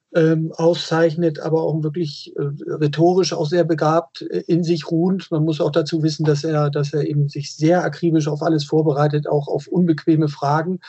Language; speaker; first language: German; native; German